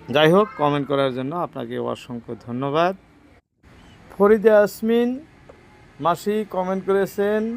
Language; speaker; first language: Bangla; native; Bangla